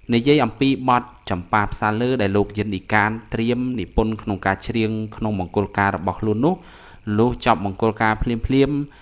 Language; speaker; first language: Khmer; native; Khmer